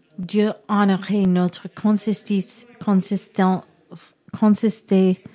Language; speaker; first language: French; non-native, learner; English